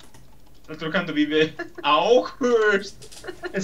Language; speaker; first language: Italian; native; Italian